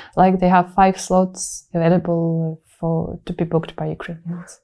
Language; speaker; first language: English; non-native, fluent; Ukrainian